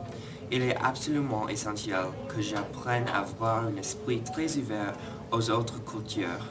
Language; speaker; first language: French; non-native, learner; English